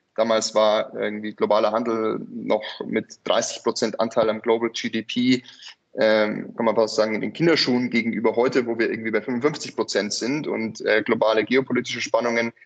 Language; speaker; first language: German; native; German